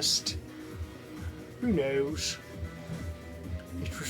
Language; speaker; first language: English; native; English